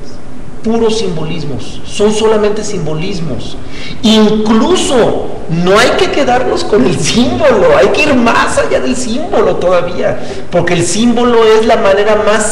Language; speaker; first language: Spanish; native; Spanish